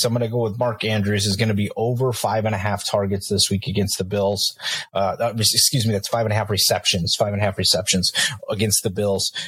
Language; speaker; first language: English; native; English